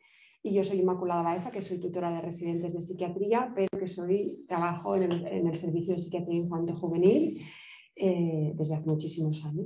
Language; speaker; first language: Spanish; native; Spanish